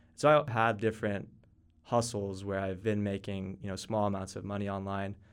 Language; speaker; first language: English; native; English